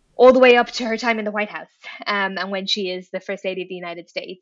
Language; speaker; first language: English; native; English